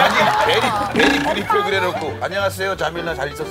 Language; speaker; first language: Korean; native; Korean